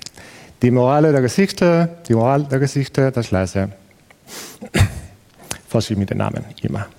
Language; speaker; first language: German; non-native, fluent; Spanish